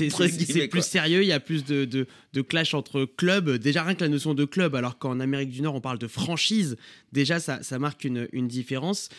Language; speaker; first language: French; native; French